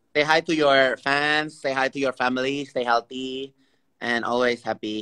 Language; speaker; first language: English; non-native, learner; Indonesian